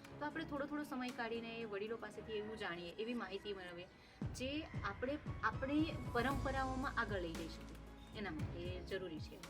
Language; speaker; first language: Gujarati; non-native, local second language; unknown